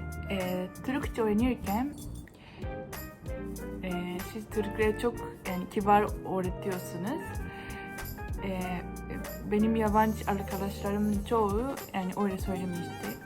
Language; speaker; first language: Turkish; non-native, fluent; Japanese